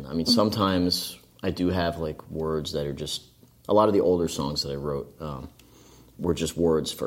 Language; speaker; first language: English; native; English